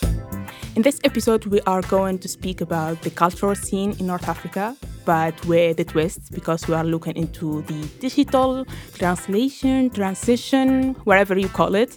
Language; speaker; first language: English; non-native, fluent; Arabic